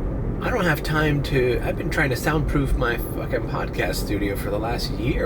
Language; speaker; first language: English; early bilingual, other home language; Spanish